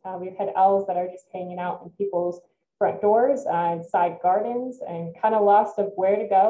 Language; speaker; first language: English; native; English